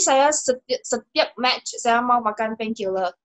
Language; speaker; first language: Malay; non-native, local second language; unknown